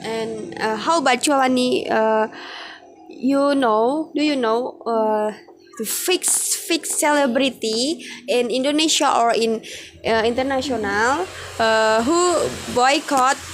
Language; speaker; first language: English; non-native, learner; Indonesian